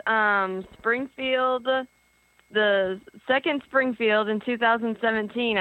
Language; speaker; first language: English; native; English